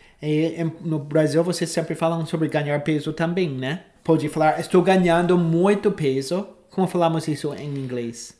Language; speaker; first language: Portuguese; non-native, fluent; English